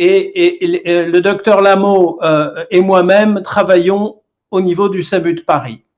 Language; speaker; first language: French; native; French